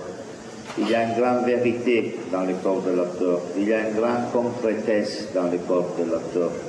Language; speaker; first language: French; non-native, fluent; Italian